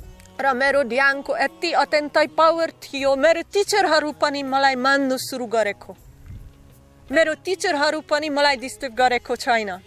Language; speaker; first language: Nepali; non-native, learner; Slovak